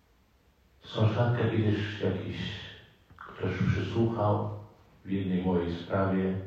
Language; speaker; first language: Polish; non-native, fluent; Arabic